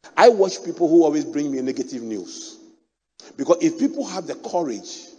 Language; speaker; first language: English; non-native, local second language; Akan